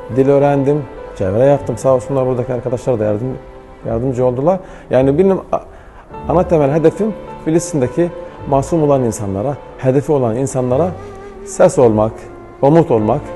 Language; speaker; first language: Turkish; non-native, fluent; Arabic